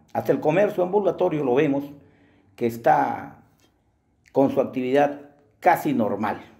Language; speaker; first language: Spanish; native; Spanish